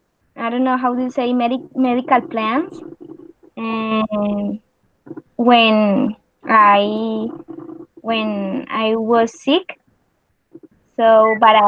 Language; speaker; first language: English; non-native, learner; Spanish